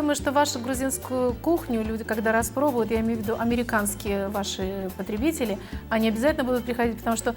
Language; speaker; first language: Russian; native; Russian